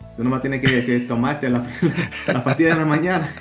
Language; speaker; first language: Spanish; early bilingual, heritage; Spanish